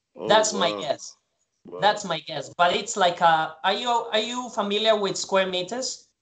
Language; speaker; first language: English; non-native, fluent; Spanish